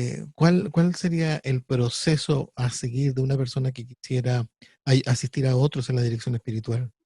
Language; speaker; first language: Spanish; native; Spanish